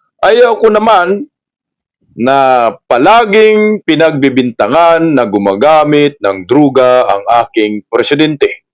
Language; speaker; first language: Filipino; non-native, local second language; Cebuano